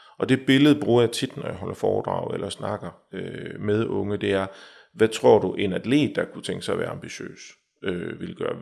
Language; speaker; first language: Danish; native; Danish